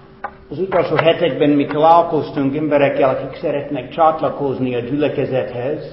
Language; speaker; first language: Hungarian; non-native, fluent; English